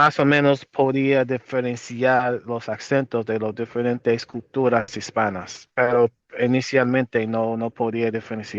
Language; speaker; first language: Spanish; non-native, fluent; English